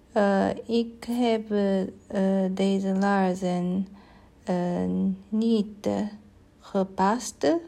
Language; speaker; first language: Dutch; non-native, learner; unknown